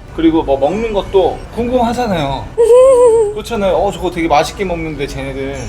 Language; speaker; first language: Korean; native; Korean